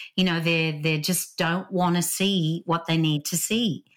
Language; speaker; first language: English; native; English